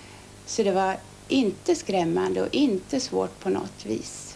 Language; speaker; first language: Swedish; early bilingual, other home language; Finnish